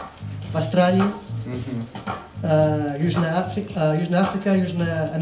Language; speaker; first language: Russian; early bilingual, heritage; English